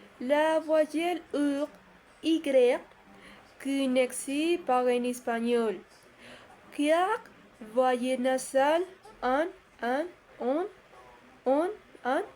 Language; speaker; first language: French; non-native, learner; Spanish